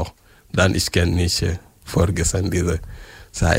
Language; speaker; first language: German; non-native, learner; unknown